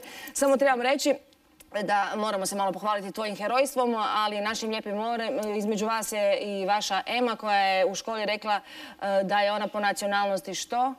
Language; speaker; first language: Croatian; native; Croatian